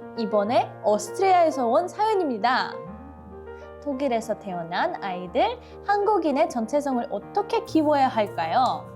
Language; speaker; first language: Korean; non-native, fluent; Russian